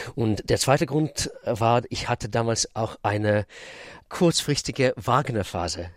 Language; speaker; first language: German; non-native, fluent; Russian